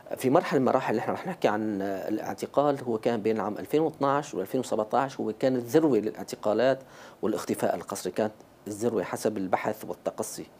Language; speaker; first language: Arabic; native; Arabic